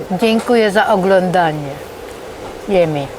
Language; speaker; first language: Polish; non-native, learner; Filipino